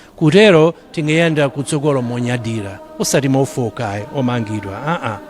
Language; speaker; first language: Nyanja; non-native, fluent; English